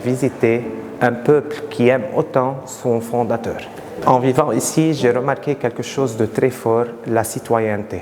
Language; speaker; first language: French; non-native, local second language; Arabic